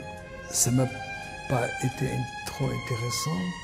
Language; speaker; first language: French; non-native, fluent; Russian